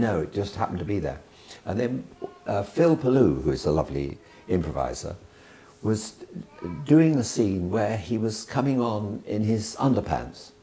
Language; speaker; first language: English; native; English